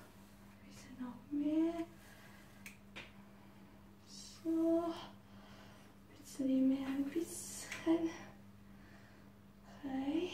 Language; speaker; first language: German; non-native, learner; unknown